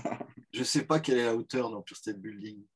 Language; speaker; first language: French; native; French